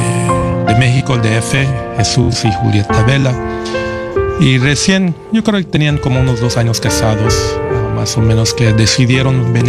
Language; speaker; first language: Spanish; early bilingual, heritage; Spanish